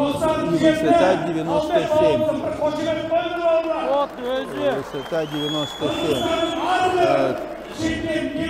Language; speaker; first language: Russian; native; Russian